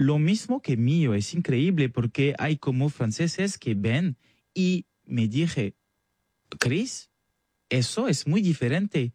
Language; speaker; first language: Spanish; non-native, learner; French